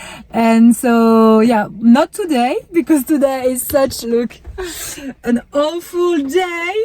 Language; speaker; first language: English; non-native, fluent; French